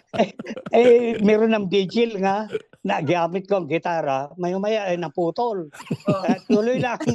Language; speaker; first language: Filipino; native; Filipino